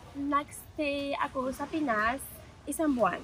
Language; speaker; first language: Filipino; non-native, learner; Arabic